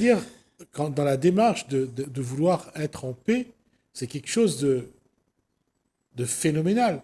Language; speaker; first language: French; native; French